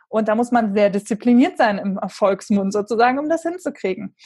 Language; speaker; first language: German; native; German